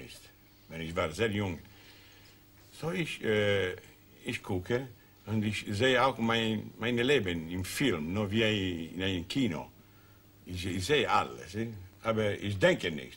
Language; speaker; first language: German; non-native, learner; Italian